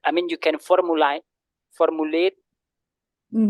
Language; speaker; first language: English; non-native, learner; Indonesian